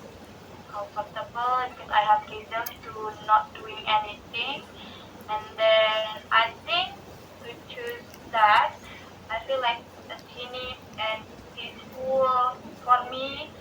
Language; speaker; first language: English; non-native, learner; Indonesian